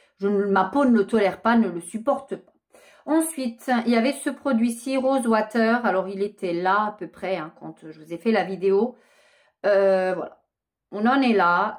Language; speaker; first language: French; native; French